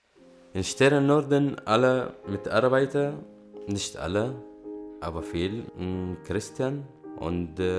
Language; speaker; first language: German; non-native, learner; Arabic